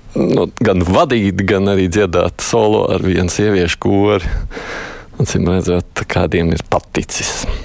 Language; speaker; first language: Latvian; native; Latvian